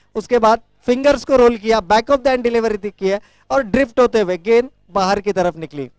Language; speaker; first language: Hindi; non-native, local second language; Marathi